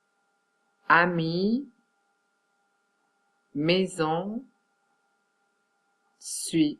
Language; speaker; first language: French; non-native, fluent; Catalan